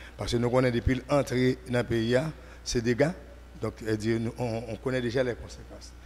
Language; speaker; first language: French; non-native, local second language; Haitian Creole